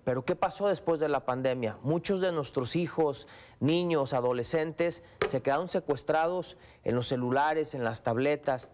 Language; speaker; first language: Spanish; native; Spanish